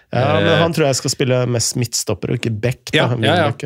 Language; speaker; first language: Norwegian; native; Norwegian